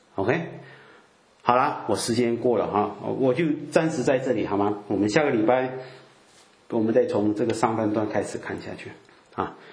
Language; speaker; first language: Chinese; native; Chinese